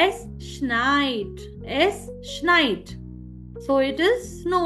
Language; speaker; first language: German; non-native, fluent; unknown